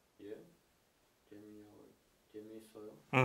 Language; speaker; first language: Korean; non-native, learner; English